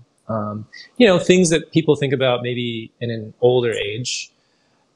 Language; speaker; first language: English; native; English